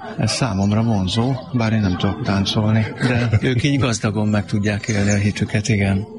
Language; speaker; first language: Hungarian; native; Hungarian